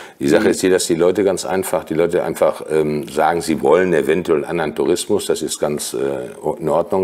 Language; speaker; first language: German; native; German